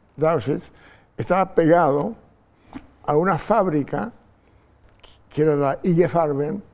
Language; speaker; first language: Spanish; non-native, fluent; Polish